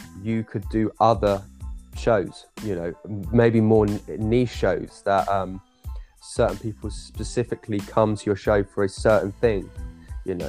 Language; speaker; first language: English; native; English